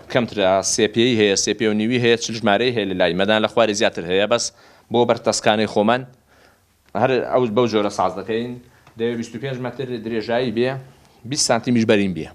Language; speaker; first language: Central Kurdish; native; Central Kurdish